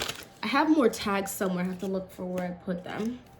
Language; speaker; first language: English; native; English